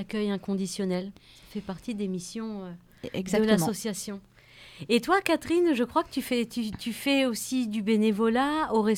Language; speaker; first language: French; native; French